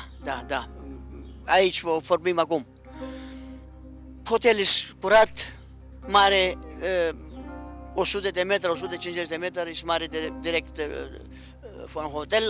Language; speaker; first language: Romanian; non-native, learner; Greek